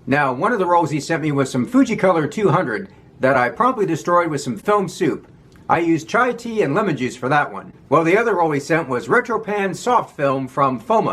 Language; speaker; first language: English; native; English